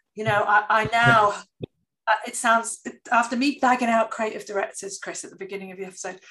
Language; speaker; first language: English; native; English